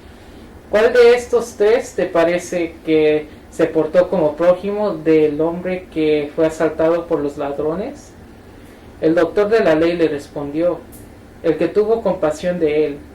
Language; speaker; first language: Spanish; native; Spanish